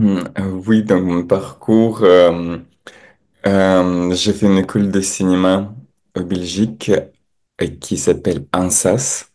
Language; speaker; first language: French; non-native, fluent; Chechen